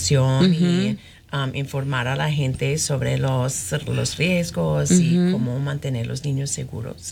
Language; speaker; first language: Spanish; non-native, fluent; English